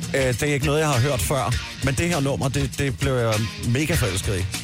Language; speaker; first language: Danish; native; Danish